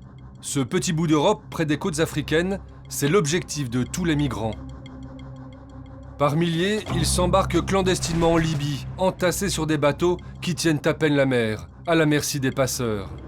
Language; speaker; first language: French; native; French